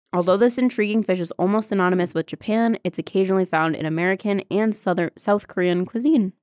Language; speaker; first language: English; native; English